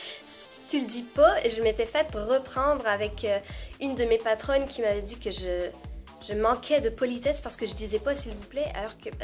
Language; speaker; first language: French; native; French